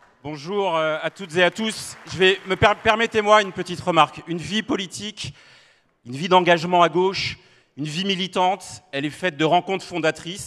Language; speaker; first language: French; native; French